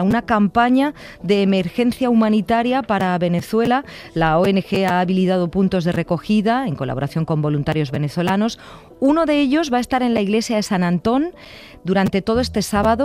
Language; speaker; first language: Spanish; native; Spanish